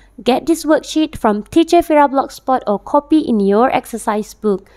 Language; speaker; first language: English; non-native, local second language; Malay